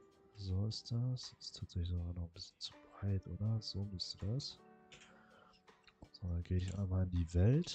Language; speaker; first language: German; native; German